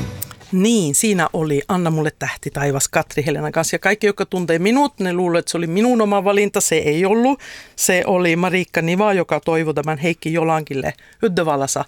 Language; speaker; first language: Finnish; early bilingual, heritage; Finnish